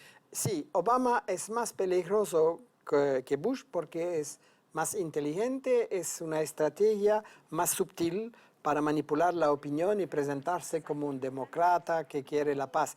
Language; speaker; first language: Spanish; non-native, fluent; French